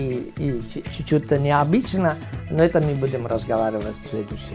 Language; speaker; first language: Russian; non-native, learner; Italian